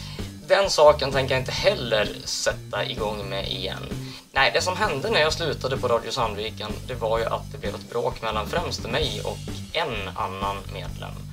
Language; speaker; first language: Swedish; native; Swedish